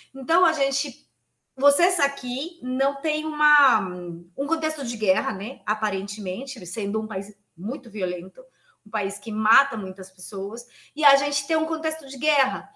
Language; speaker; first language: Portuguese; non-native, fluent; Spanish